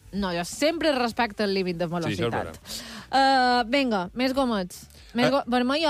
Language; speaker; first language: Catalan; native; Catalan